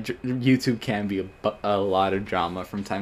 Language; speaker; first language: English; native; English